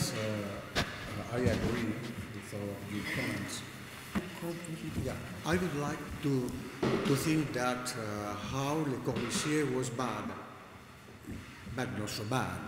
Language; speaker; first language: English; non-native, learner; Spanish